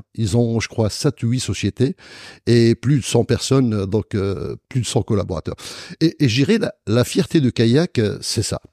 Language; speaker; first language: French; non-native, local second language; Arabic